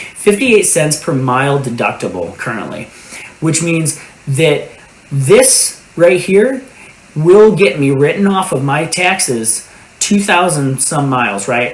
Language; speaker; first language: English; native; English